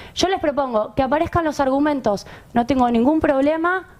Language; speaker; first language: Spanish; native; Spanish